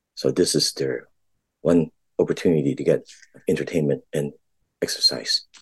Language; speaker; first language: English; non-native, local second language; Filipino